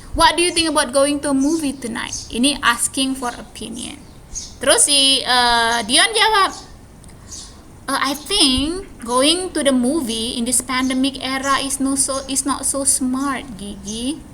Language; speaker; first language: English; non-native, fluent; Indonesian